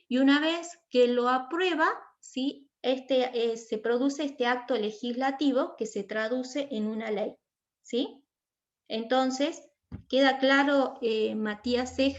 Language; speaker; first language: Spanish; native; Spanish